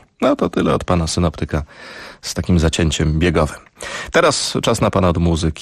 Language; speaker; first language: Polish; native; Polish